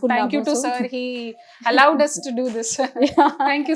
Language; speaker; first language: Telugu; non-native, fluent; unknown